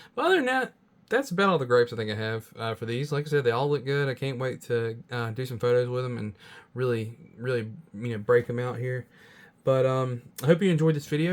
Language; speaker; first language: English; native; English